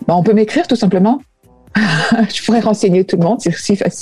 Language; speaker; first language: French; native; French